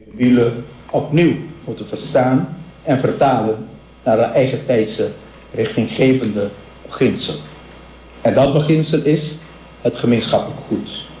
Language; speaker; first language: Dutch; non-native, local second language; Papiamento